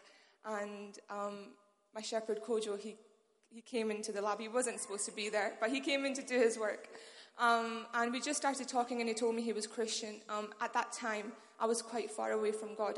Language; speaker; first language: English; non-native, local second language; Urdu